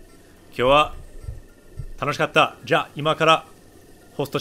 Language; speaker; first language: Japanese; non-native, fluent; English